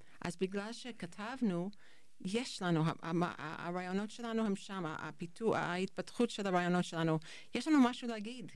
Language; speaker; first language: Hebrew; non-native, fluent; English